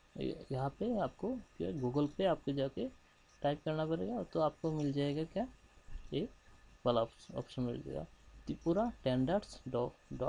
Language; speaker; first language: Hindi; non-native, local second language; Bangla